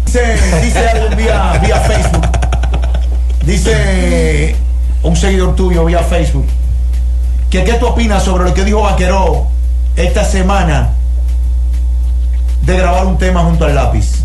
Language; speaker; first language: Spanish; native; Spanish